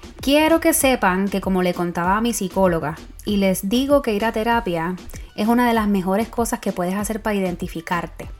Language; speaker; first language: Spanish; native; Spanish